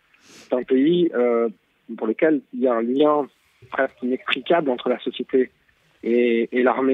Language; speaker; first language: French; native; French